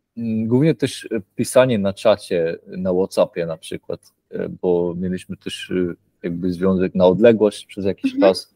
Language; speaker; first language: Polish; early bilingual, heritage; Polish